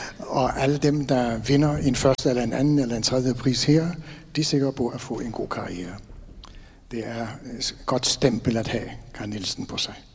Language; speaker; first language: Danish; non-native, fluent; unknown